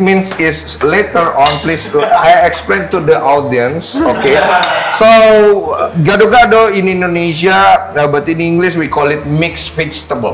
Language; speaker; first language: English; non-native, local second language; Indonesian